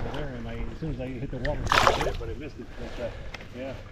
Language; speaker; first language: English; native; English